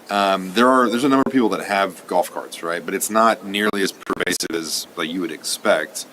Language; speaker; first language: English; native; English